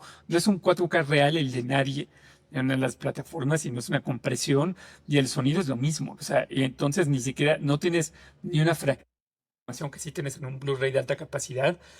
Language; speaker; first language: Spanish; native; Spanish